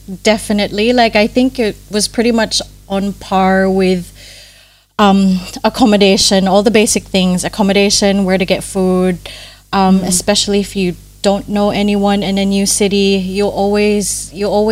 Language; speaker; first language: English; non-native, local second language; Filipino